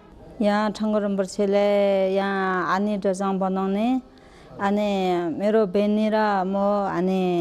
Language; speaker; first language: Nepali; non-native, local second language; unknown